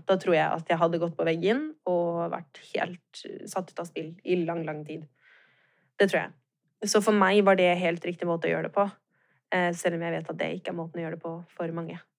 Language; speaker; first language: Norwegian; native; Norwegian